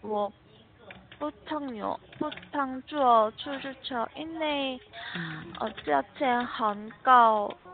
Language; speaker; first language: Chinese; non-native, learner; Korean